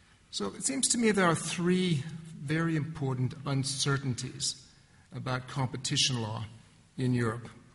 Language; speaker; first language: English; native; English